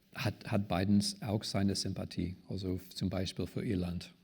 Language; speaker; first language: German; non-native, fluent; English